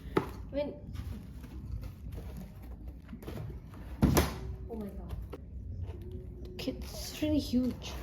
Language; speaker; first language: English; non-native, learner; Indonesian